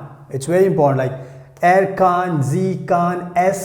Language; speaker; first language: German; non-native, fluent; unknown